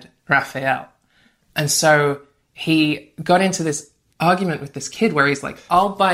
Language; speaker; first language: English; native; English